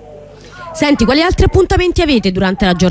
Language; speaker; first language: Italian; native; Italian